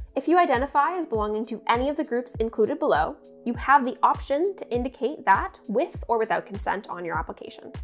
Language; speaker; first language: English; native; English